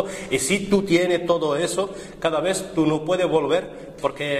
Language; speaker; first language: Spanish; non-native, learner; Arabic